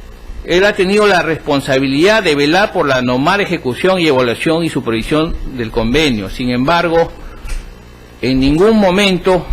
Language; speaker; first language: Spanish; native; Spanish